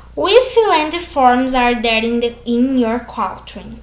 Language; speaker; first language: English; non-native, fluent; Portuguese